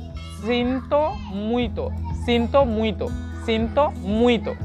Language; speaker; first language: Portuguese; non-native, learner; Hindi